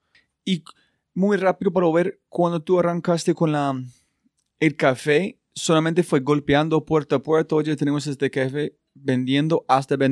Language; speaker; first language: Spanish; non-native, fluent; English